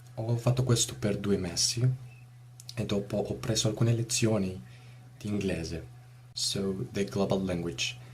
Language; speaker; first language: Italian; non-native, learner; Spanish